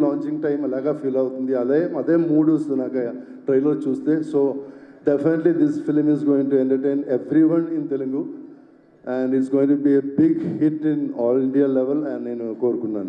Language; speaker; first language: Telugu; non-native, local second language; Malayalam